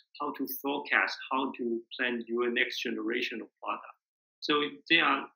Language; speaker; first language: English; non-native, learner; Chinese